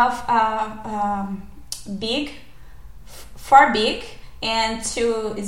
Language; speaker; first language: English; non-native, learner; Portuguese